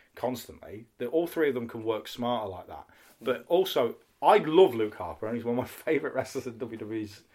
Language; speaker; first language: English; native; English